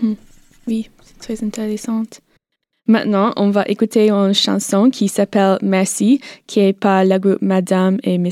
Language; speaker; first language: French; non-native, learner; English